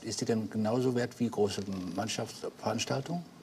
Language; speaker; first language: German; native; German